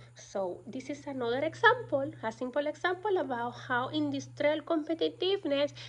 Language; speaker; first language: English; non-native, fluent; Spanish